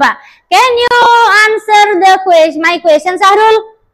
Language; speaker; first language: English; non-native, learner; Indonesian